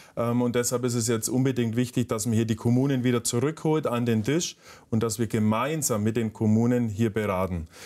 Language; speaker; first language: German; native; German